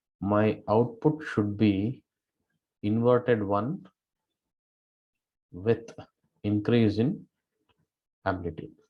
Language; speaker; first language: English; non-native, local second language; Kannada